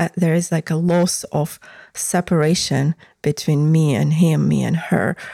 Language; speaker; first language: English; non-native, fluent; Russian